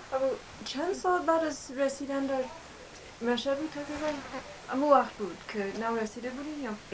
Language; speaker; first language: Persian; non-native, fluent; English